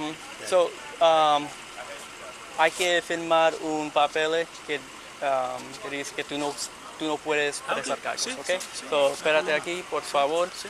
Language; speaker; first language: Spanish; early bilingual, heritage; Spanish